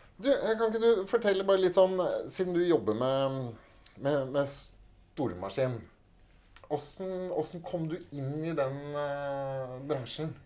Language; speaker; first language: Norwegian; native; Norwegian